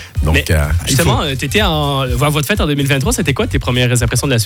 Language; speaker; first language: French; native; French